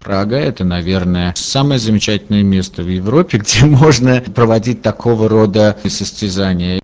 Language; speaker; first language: Russian; native; Russian